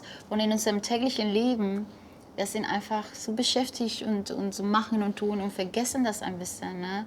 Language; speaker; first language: German; non-native, fluent; Spanish